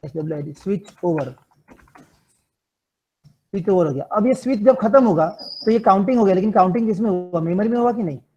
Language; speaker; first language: Hindi; non-native, local second language; Gujarati